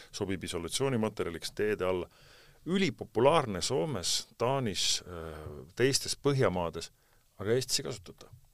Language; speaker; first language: Estonian; native; Estonian